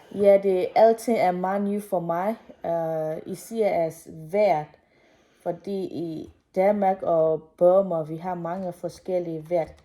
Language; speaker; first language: Danish; non-native, learner; Burmese